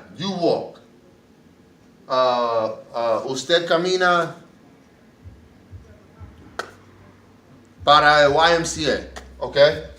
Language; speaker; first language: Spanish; non-native, learner; English